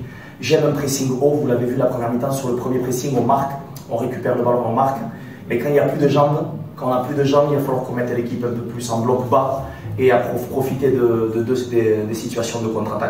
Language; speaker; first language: French; native; French